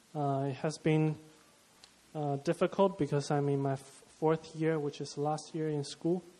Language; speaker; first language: English; non-native, fluent; Chinese